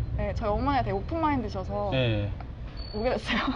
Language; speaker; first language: Korean; native; Korean